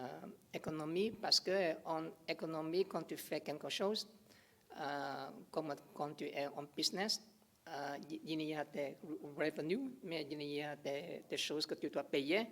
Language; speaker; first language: French; non-native, learner; English